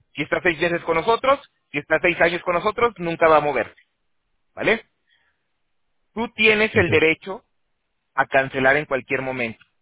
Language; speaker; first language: Spanish; native; Spanish